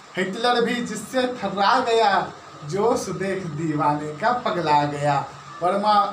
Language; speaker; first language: Hindi; native; Hindi